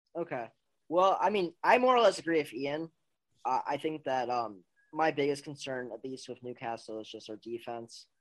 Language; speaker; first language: English; native; English